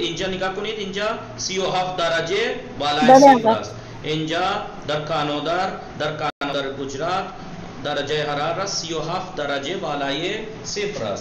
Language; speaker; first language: Persian; non-native, fluent; Urdu